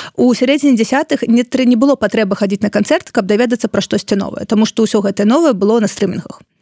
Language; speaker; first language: Belarusian; non-native, local second language; Russian